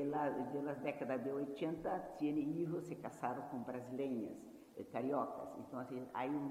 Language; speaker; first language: Spanish; non-native, fluent; Portuguese